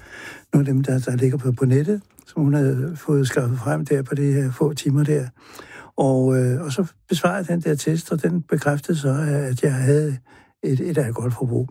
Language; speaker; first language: Danish; native; Danish